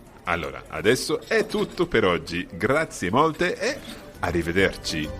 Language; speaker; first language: Italian; non-native, fluent; English